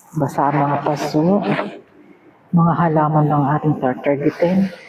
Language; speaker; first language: Filipino; non-native, local second language; Masbatenyo